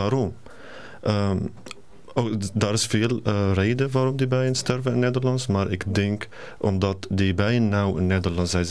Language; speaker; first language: Dutch; non-native, learner; Arabic